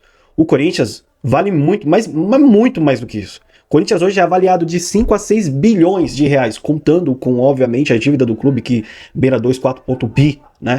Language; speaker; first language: Portuguese; native; Portuguese